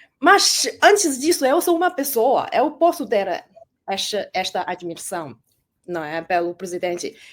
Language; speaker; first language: Portuguese; non-native, fluent; Chinese